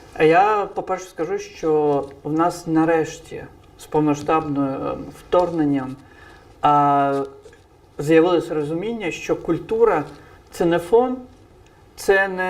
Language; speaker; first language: Ukrainian; non-native, fluent; Crimean Tatar